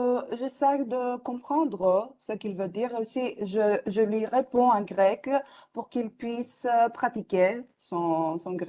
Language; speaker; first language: French; non-native, fluent; Greek